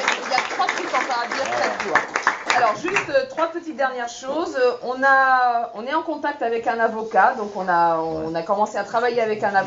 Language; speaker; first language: French; native; French